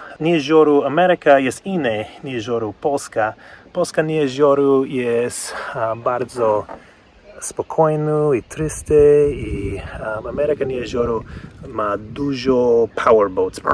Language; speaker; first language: Polish; non-native, learner; English